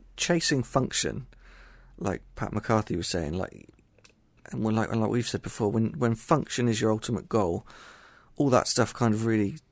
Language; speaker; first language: English; native; English